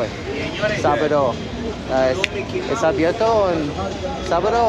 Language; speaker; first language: Spanish; non-native, learner; English